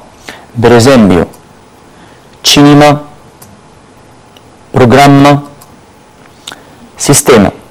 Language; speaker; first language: Italian; non-native, fluent; Arabic